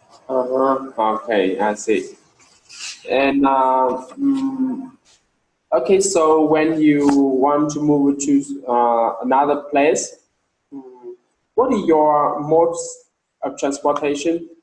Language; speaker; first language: English; non-native, learner; Vietnamese